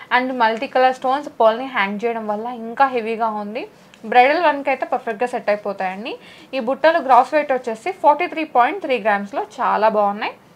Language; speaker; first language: Telugu; native; Telugu